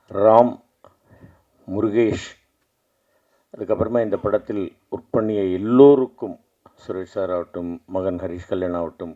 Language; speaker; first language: Tamil; native; Tamil